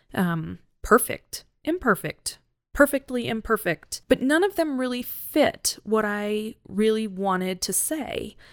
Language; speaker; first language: English; native; English